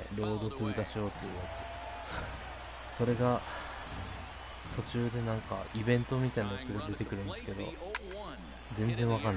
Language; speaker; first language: Japanese; native; Japanese